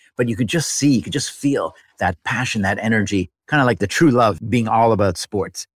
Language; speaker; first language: English; native; English